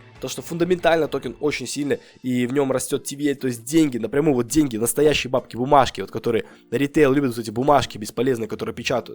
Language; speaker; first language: Russian; native; Russian